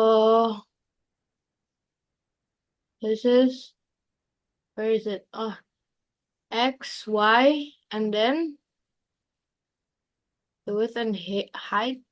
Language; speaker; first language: English; non-native, learner; Indonesian